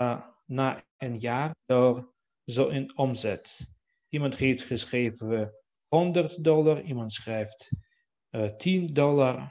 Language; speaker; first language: Dutch; non-native, fluent; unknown